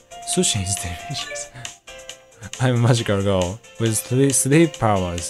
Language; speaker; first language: English; non-native, fluent; Japanese